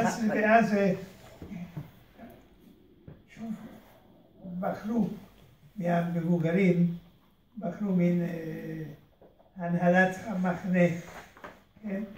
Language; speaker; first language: Hebrew; early bilingual, other home language; Hungarian